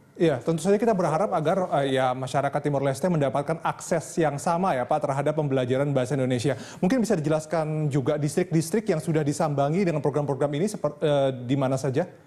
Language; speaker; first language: Indonesian; native; Indonesian